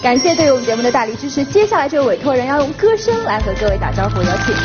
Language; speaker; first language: Chinese; native; Chinese